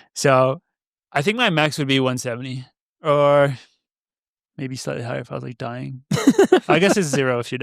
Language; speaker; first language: English; native; English